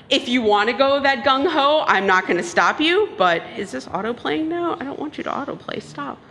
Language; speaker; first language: English; native; English